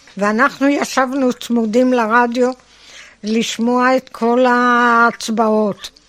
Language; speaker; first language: Hebrew; native; Hebrew